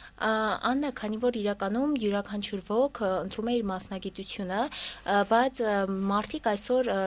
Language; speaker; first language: Armenian; native; Armenian